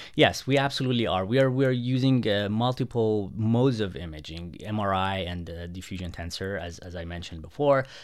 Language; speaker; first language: English; non-native, fluent; Persian